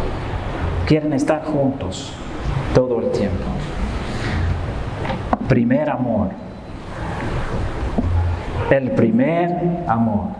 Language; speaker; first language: Spanish; non-native, fluent; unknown